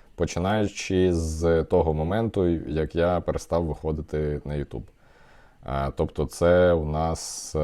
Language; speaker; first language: Ukrainian; non-native, local second language; Russian